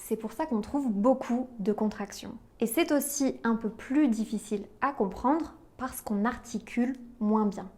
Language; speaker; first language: French; native; French